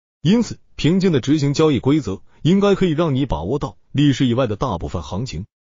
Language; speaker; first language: Chinese; native; Chinese